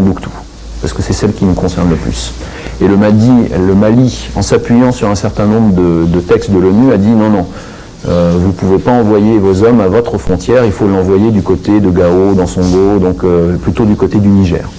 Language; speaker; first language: French; native; French